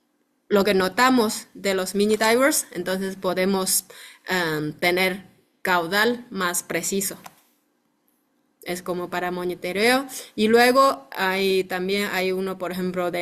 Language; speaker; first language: Spanish; non-native, fluent; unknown